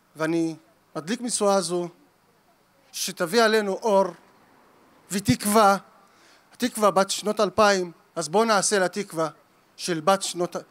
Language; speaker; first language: Hebrew; native; Hebrew